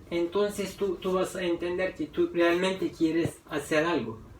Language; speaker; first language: Spanish; non-native, fluent; Turkish